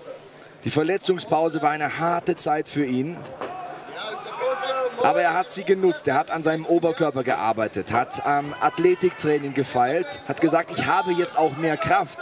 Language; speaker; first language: German; native; German